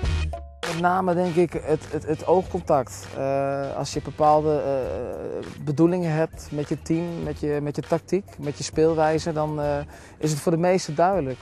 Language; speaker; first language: Dutch; native; Dutch